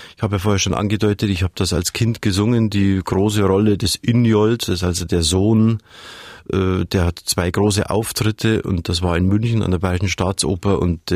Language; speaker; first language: German; native; German